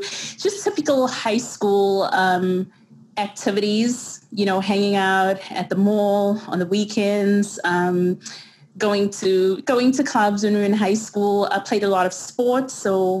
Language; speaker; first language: English; native; English